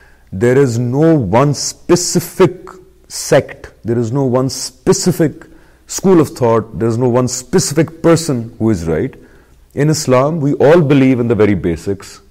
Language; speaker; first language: English; non-native, local second language; Urdu